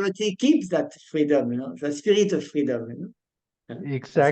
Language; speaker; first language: English; non-native, fluent; French